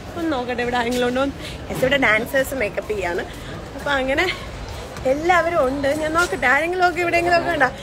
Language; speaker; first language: Malayalam; native; Malayalam